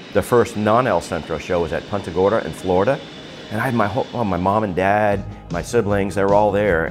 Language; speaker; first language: English; native; English